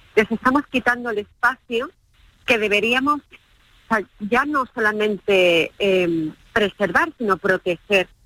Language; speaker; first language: Spanish; native; Spanish